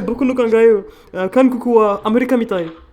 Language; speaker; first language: Japanese; non-native, learner; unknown